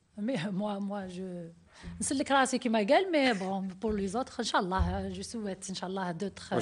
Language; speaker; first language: French; non-native, learner; Arabic